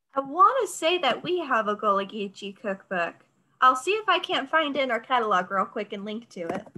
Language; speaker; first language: English; native; English